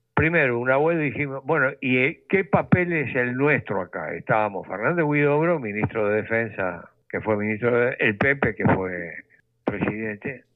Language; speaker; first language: Spanish; native; Spanish